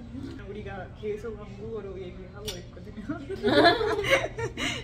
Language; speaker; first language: Korean; non-native, learner; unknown